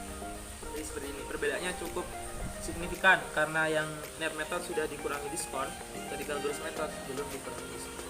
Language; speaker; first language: Indonesian; native; Indonesian